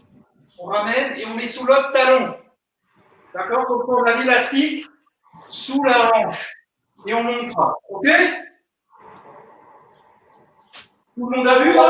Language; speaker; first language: French; native; French